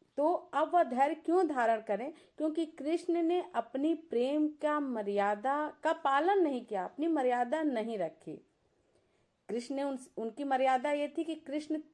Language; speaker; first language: Hindi; native; Hindi